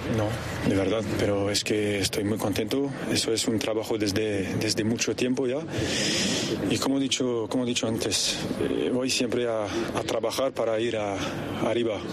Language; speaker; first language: Spanish; non-native, fluent; French